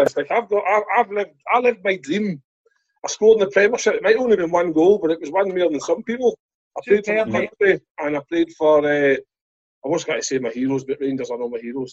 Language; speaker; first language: English; native; English